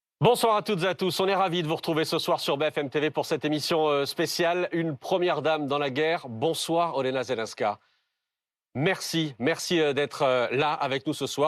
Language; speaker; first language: French; native; French